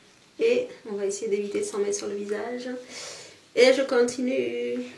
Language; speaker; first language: French; native; French